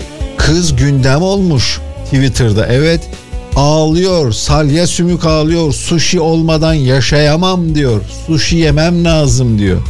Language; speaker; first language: Turkish; native; Turkish